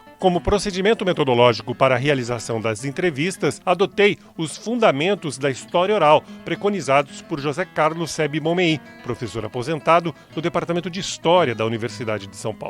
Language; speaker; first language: Portuguese; native; Portuguese